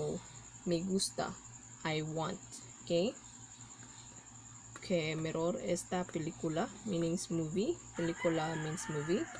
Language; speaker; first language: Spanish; non-native, learner; Cebuano